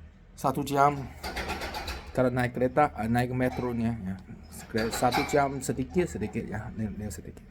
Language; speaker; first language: Indonesian; non-native, learner; Chinese